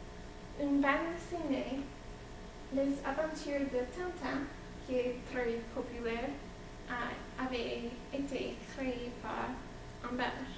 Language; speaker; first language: French; non-native, learner; English